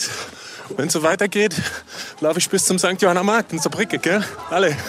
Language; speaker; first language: German; native; German